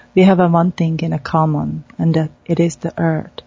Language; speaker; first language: English; non-native, fluent; Czech